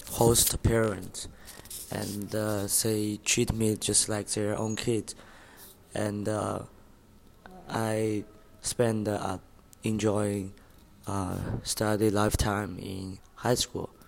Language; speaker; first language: English; non-native, learner; Chinese